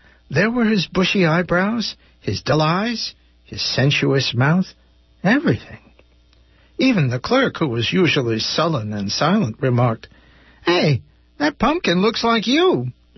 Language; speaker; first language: English; native; English